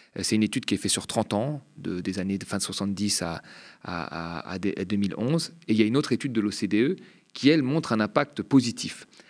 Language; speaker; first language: French; native; French